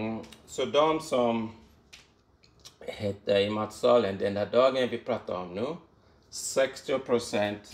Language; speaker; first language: Swedish; non-native, fluent; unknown